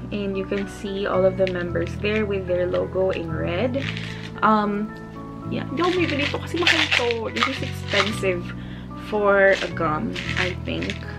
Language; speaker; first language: English; non-native, local second language; Filipino